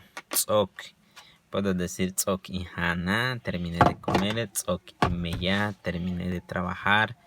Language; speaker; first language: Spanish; non-native, local second language; Yucateco